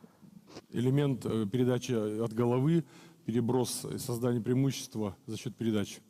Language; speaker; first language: Russian; native; Russian